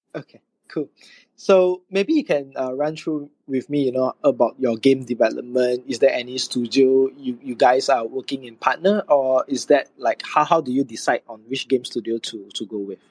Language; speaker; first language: English; non-native, local second language; Chinese